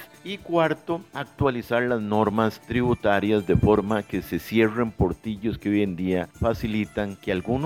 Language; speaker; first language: Spanish; native; Spanish